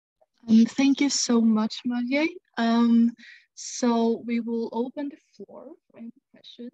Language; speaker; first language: English; non-native, fluent; Swedish